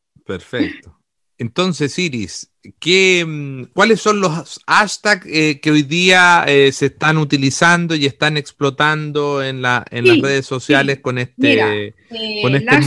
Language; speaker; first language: Spanish; native; Spanish